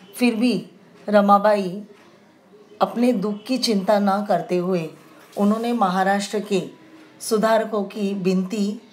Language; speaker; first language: Hindi; non-native, local second language; Marathi